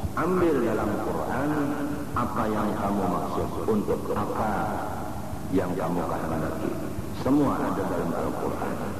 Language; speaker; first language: Malay; non-native, local second language; Banjar